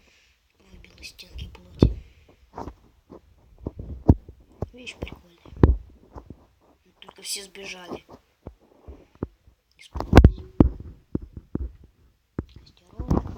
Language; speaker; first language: Russian; native; Russian